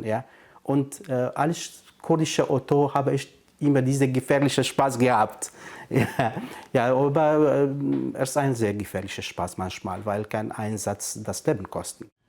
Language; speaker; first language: German; non-native, fluent; Kurdish